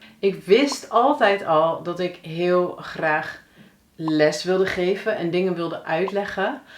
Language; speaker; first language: Dutch; native; Dutch